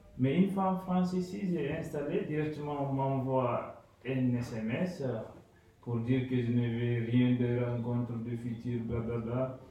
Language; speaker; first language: French; non-native, local second language; Fula